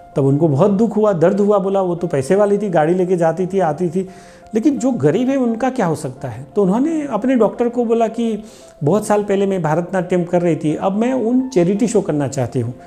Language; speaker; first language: Hindi; non-native, local second language; Gujarati